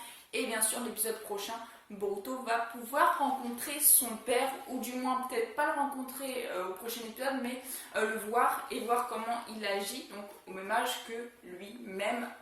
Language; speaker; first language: French; native; French